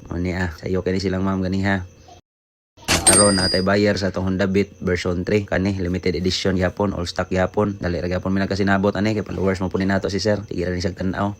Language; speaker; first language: Cebuano; native; Cebuano